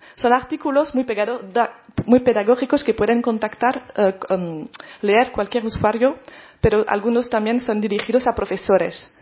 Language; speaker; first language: Spanish; non-native, fluent; French